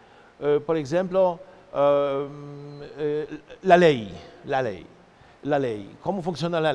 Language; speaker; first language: Portuguese; non-native, fluent; Polish